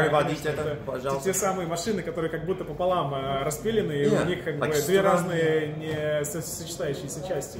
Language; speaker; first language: Russian; native; Russian